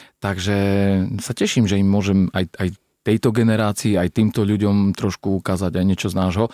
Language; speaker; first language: Slovak; non-native, local second language; Rusyn